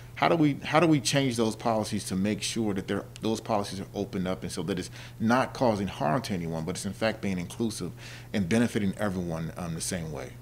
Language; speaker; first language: English; native; English